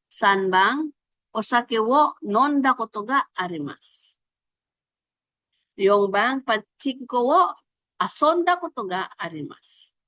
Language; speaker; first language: Japanese; non-native, fluent; Filipino